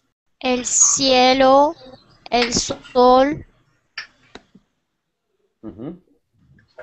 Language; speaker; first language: Spanish; non-native, learner; Turkish